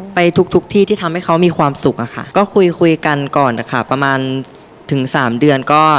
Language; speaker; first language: Thai; native; Thai